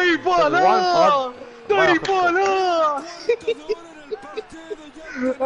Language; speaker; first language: Arabic; native; Arabic